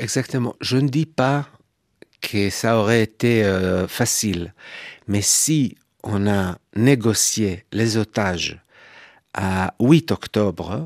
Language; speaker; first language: French; non-native, fluent; Hebrew